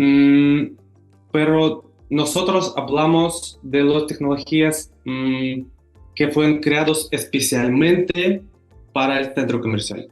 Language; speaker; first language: Spanish; non-native, fluent; Russian